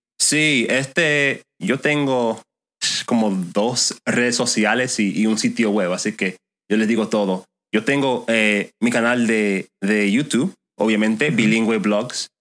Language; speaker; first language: Spanish; non-native, fluent; English